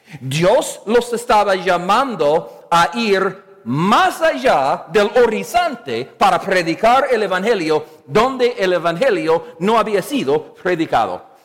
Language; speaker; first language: Spanish; non-native, fluent; English